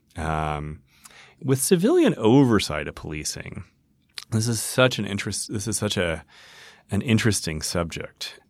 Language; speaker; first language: English; native; English